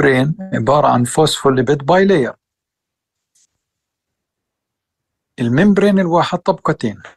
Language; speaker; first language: Arabic; native; Arabic